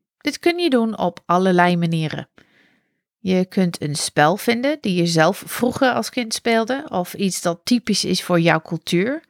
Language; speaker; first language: Dutch; non-native, fluent; English